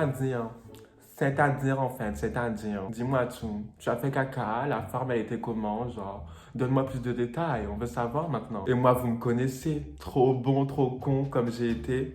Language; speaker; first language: French; native; French